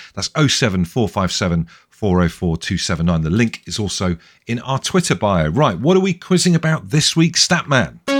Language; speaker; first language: English; native; English